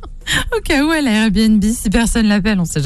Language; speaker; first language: French; native; French